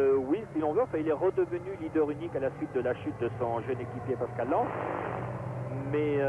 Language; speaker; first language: French; native; French